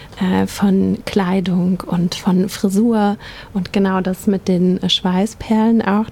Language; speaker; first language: German; native; German